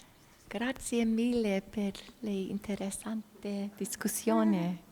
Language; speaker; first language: Italian; non-native, learner; English